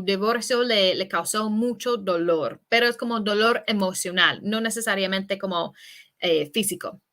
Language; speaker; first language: Spanish; non-native, fluent; English